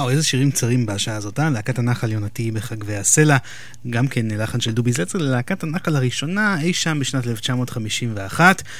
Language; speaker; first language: Hebrew; native; Hebrew